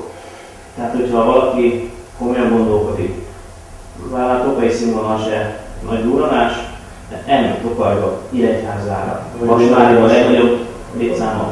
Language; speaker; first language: Hungarian; native; Hungarian